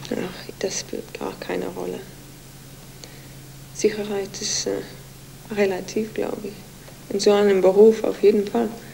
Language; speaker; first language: German; non-native, fluent; English